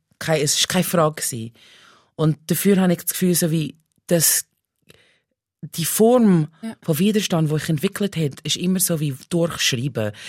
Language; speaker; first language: German; non-native, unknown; English